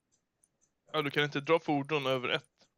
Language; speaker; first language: Swedish; native; Swedish